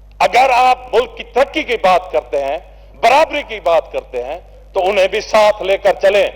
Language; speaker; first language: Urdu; non-native, local second language; Saraiki